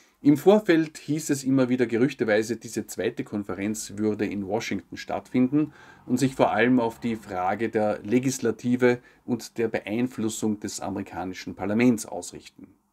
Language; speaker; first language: German; native; German